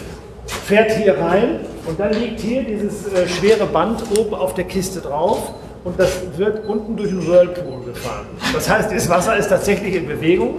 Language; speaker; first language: German; native; German